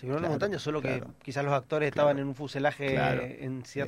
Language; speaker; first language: Spanish; native; Spanish